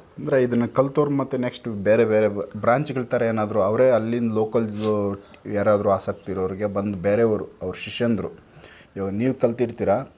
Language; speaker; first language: Kannada; native; Kannada